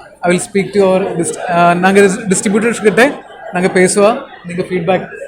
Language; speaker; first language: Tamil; non-native, learner; Malayalam